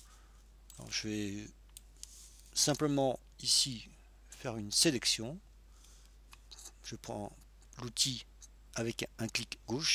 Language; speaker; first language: French; native; French